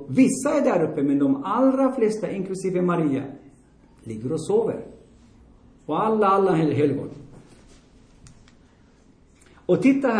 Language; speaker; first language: Swedish; non-native, fluent; Armenian